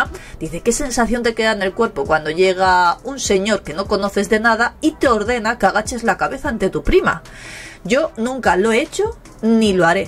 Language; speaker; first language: Spanish; native; Spanish